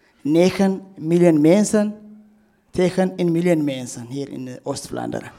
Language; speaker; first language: Dutch; non-native, fluent; Tigrinya